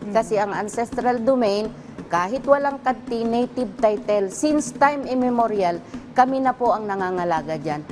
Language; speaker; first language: Filipino; non-native, local second language; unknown